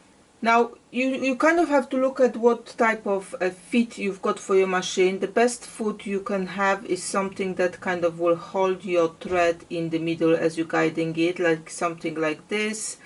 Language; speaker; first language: English; non-native, fluent; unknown